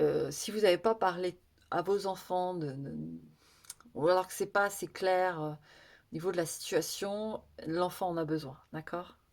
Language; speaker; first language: French; native; French